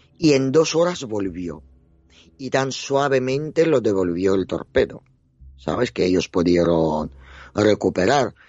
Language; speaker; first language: Spanish; non-native, fluent; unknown